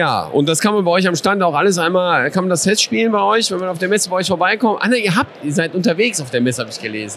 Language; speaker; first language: German; native; German